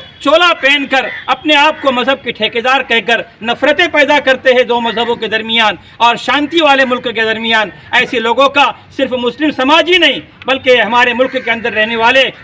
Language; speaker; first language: Urdu; native; Urdu